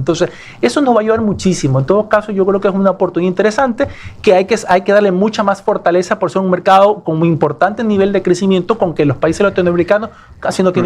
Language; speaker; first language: Spanish; native; Spanish